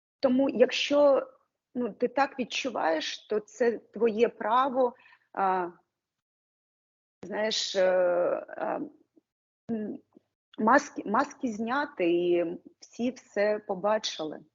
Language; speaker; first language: Ukrainian; non-native, local second language; Russian